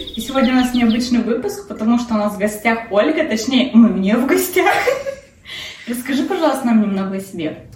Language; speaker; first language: Russian; native; Russian